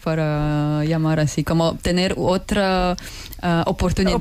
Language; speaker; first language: Spanish; non-native, learner; Russian